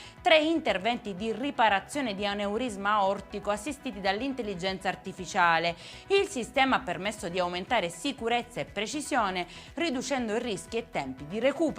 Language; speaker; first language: Italian; native; Italian